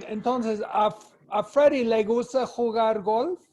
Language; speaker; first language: Spanish; non-native, fluent; English